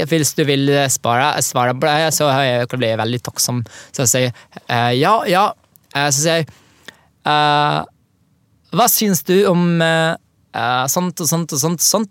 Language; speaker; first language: Swedish; non-native, learner; Arabic